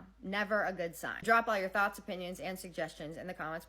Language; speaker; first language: English; native; English